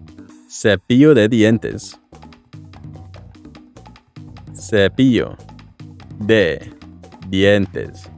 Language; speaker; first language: Spanish; non-native, learner; English